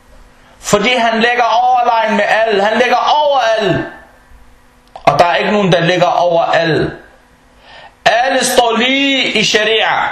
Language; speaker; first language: Danish; early bilingual, other home language; Arabic